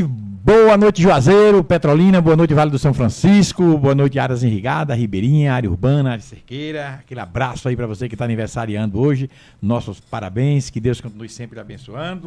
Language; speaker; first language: Portuguese; native; Portuguese